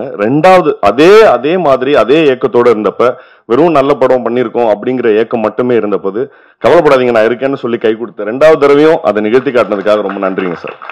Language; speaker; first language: Tamil; native; Tamil